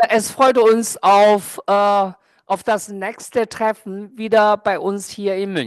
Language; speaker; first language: German; non-native, fluent; Chinese